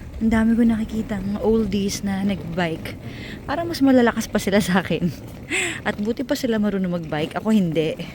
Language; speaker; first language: Filipino; native; Filipino